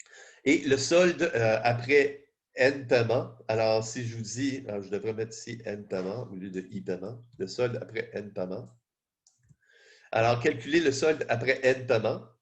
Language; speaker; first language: French; native; French